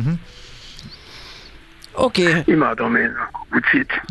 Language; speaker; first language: Hungarian; non-native, fluent; German